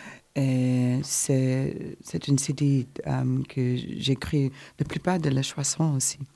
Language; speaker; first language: French; non-native, learner; English